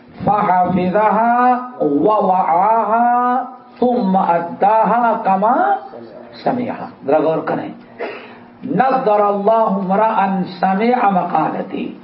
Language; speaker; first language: Urdu; native; Urdu